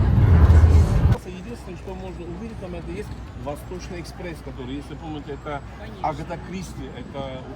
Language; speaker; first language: Russian; non-native, learner; Turkish